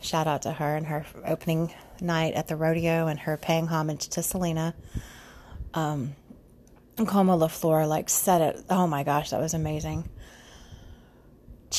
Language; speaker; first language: English; native; English